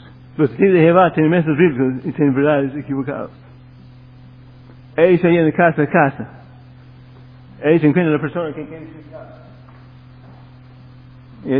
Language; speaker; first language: Spanish; non-native, fluent; English